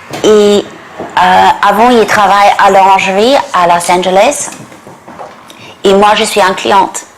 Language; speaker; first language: French; non-native, learner; English